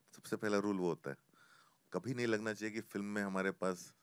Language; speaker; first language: Hindi; native; Hindi